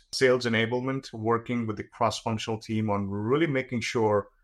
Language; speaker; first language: English; non-native, local second language; Gujarati